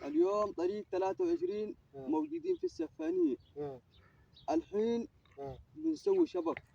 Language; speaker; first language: Arabic; non-native, learner; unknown